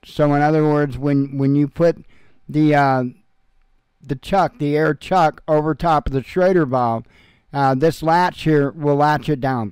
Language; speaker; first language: English; native; English